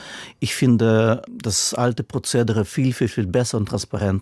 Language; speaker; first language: German; non-native, fluent; Russian